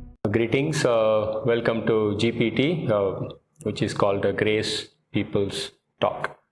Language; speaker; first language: English; non-native, local second language; Tamil